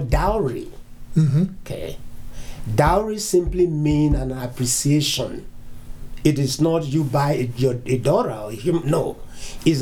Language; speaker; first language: English; non-native, local second language; Yoruba